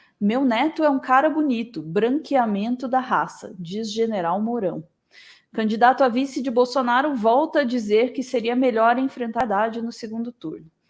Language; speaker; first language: Portuguese; native; Portuguese